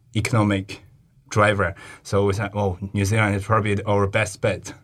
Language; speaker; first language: English; non-native, fluent; Chinese